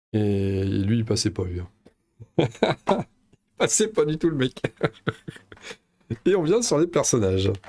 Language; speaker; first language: French; native; French